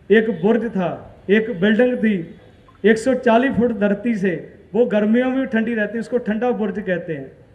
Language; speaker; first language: Hindi; non-native, local second language; Punjabi